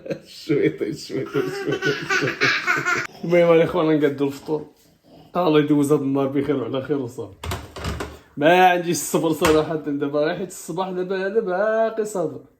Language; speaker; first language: Arabic; native; Arabic